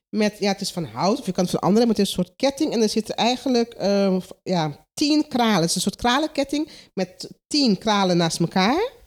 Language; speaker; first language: Dutch; non-native, local second language; Papiamento